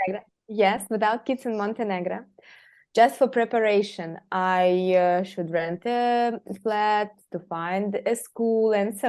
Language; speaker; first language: English; non-native, fluent; Russian